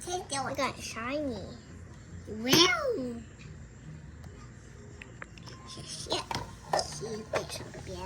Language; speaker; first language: Chinese; early bilingual, heritage; Chinese